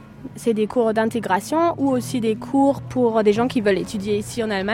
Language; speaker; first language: French; non-native, fluent; German